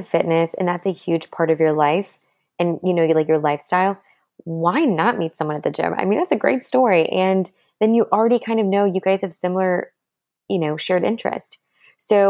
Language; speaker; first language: English; non-native, fluent; French